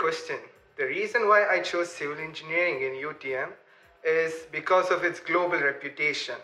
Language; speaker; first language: English; non-native, local second language; Tamil